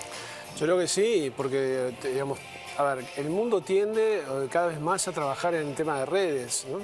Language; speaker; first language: Spanish; native; Spanish